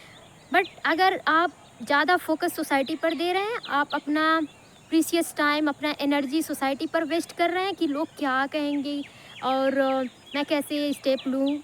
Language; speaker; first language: Hindi; non-native, local second language; Bhojpuri